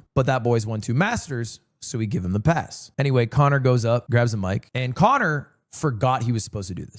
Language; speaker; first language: English; native; English